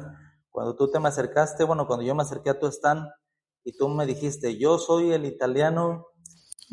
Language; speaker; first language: Spanish; native; Spanish